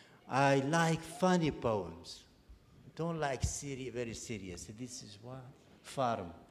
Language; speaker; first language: English; non-native, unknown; Arabic